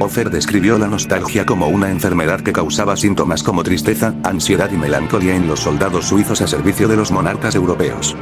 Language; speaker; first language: Spanish; native; Spanish